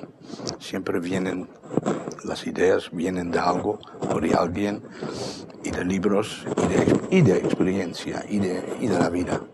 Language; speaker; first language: Spanish; non-native, fluent; Dutch